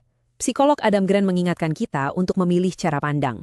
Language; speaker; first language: Indonesian; native; Indonesian